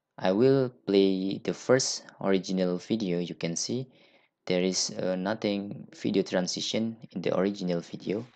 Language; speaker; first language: English; non-native, learner; Indonesian